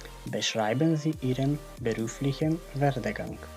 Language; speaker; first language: German; non-native, fluent; Macedonian